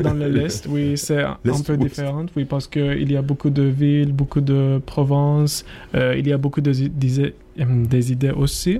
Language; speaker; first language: French; non-native, learner; Turkish